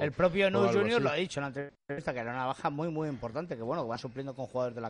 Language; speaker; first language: Spanish; native; Spanish